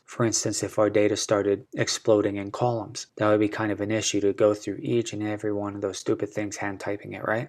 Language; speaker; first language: English; native; English